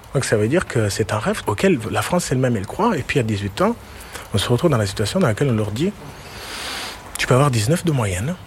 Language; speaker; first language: French; non-native, fluent; Italian